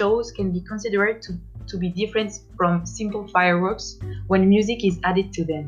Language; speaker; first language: English; non-native, fluent; French